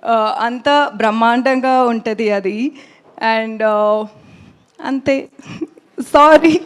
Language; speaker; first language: Telugu; non-native, learner; Tamil